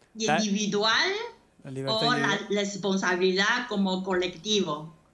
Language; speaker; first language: Spanish; non-native, fluent; Chinese